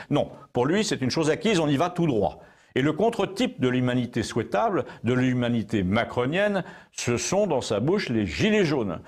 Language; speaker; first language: French; native; French